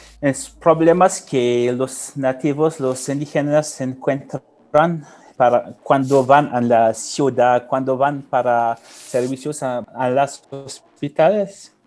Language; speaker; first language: Spanish; non-native, learner; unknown